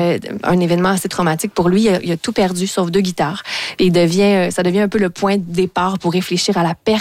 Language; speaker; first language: French; native; French